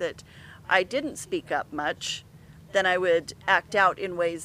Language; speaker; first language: English; native; English